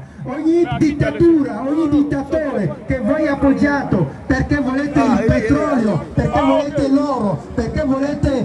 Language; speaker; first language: Italian; non-native, fluent; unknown